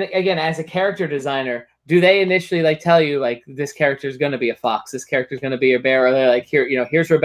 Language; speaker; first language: English; native; English